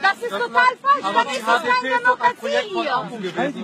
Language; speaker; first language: German; early bilingual, other home language; Turkish